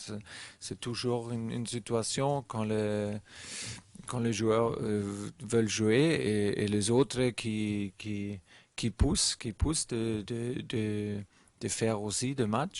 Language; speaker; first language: French; non-native, learner; German